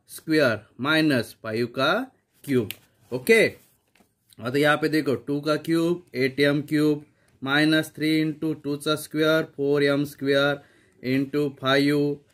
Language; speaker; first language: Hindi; non-native, local second language; Marathi